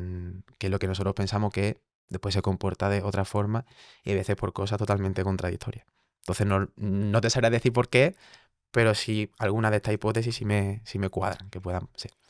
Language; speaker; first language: Spanish; native; Spanish